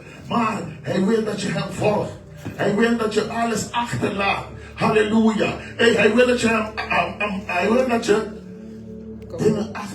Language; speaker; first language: Dutch; non-native, fluent; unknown